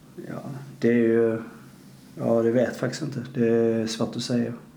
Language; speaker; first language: Swedish; native; Swedish